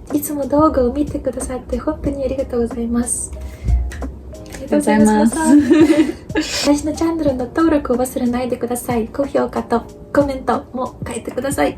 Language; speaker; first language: Japanese; non-native, learner; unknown